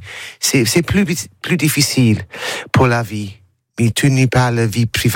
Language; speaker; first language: French; non-native, learner; English